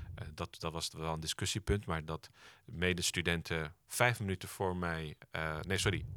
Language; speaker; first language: Dutch; early bilingual, other home language; Turkish